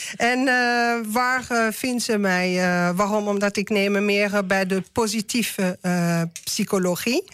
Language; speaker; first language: Dutch; non-native, learner; French